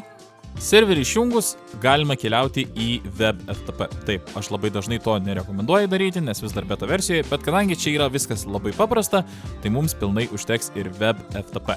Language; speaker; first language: Lithuanian; native; Lithuanian